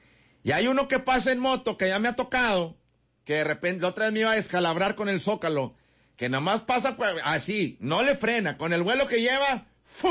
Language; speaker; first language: Spanish; native; Spanish